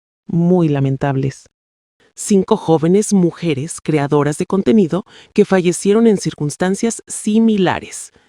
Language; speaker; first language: Spanish; native; Spanish